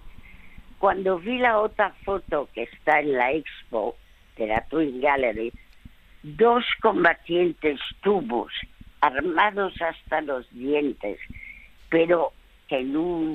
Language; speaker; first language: Spanish; early bilingual, other home language; French